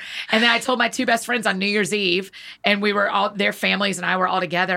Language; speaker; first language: English; native; English